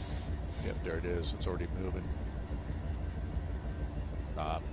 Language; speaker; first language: English; native; English